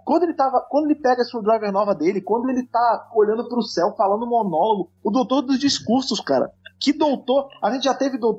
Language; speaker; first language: Portuguese; native; Portuguese